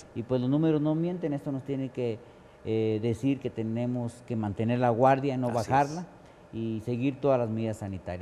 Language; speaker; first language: Spanish; native; Spanish